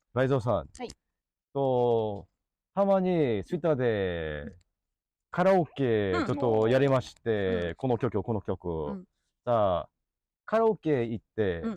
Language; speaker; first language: Japanese; non-native, learner; English